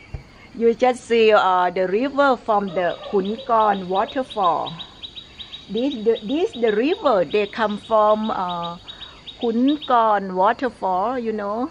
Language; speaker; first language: English; non-native, learner; Thai